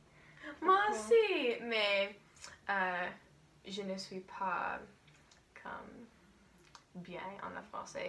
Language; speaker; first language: French; non-native, learner; English